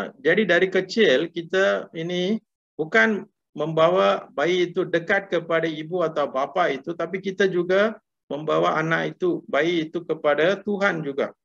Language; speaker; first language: Malay; non-native, local second language; Tamil